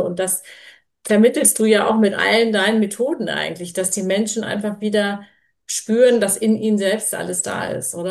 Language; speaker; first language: German; native; German